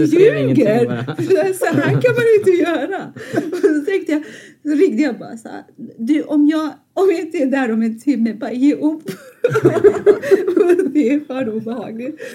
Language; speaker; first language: Swedish; non-native, fluent; Persian